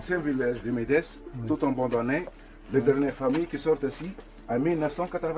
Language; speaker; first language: French; non-native, local second language; Arabic